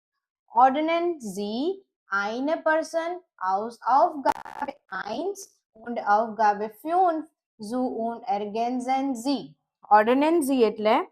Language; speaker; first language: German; non-native, learner; Gujarati